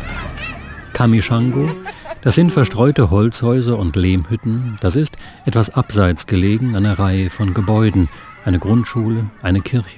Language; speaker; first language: German; native; German